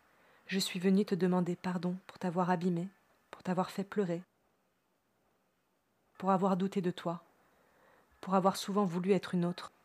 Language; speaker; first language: French; native; French